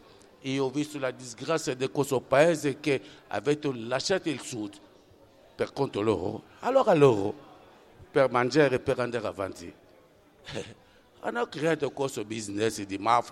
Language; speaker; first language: Italian; non-native, fluent; French